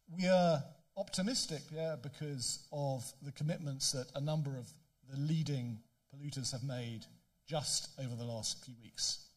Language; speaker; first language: English; native; English